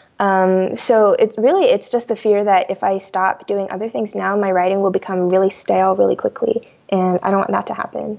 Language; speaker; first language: English; early bilingual, other home language; Chinese